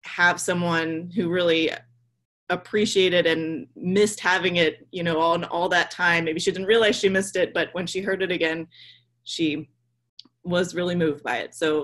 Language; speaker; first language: English; native; English